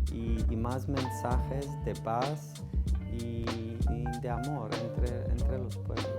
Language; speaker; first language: Spanish; non-native, fluent; Greek